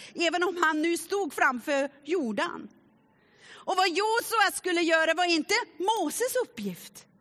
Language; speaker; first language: Swedish; non-native, fluent; German